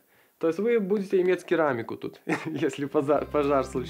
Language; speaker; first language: Russian; non-native, local second language; Lithuanian